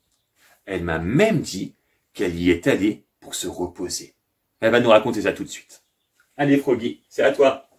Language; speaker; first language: French; native; French